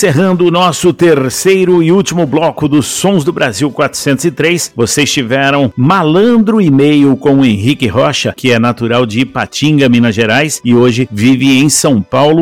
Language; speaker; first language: Portuguese; native; Portuguese